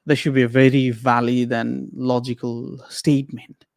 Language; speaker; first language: English; non-native, local second language; Nepali